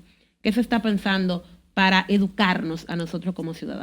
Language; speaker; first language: Spanish; native; Spanish